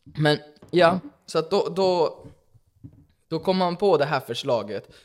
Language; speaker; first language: Swedish; early bilingual, other home language; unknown